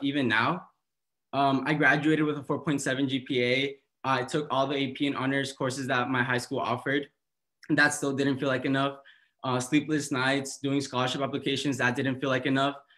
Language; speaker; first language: English; early bilingual, other home language; Spanish